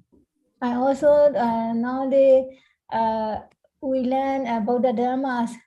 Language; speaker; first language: English; non-native, learner; Burmese